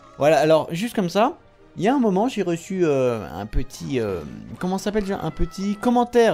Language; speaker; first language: French; native; French